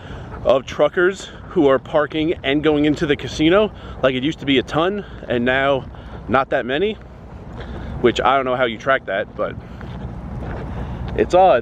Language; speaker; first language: English; native; English